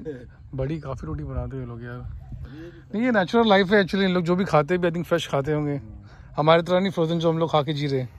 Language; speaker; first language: Hindi; native; Hindi